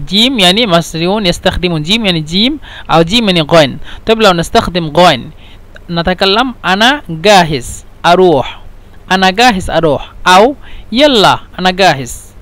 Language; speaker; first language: Egyptian Arabic; non-native, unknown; Bangla